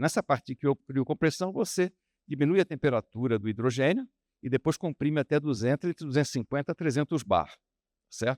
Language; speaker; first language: Portuguese; native; Portuguese